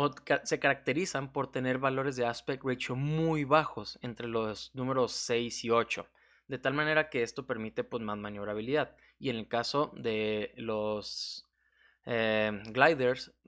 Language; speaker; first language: Spanish; native; Spanish